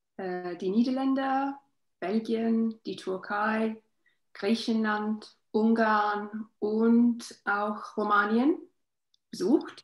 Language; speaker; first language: German; non-native, learner; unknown